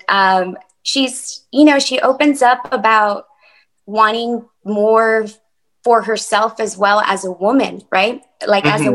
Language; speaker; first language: English; early bilingual, other home language; Spanish